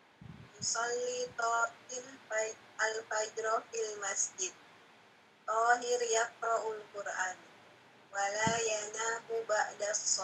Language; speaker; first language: Arabic; non-native, learner; Indonesian